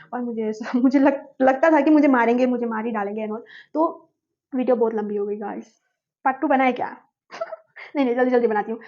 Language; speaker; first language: Hindi; non-native, local second language; Nepali